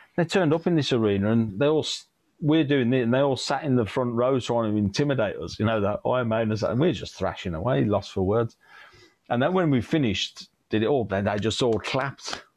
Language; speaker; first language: English; native; English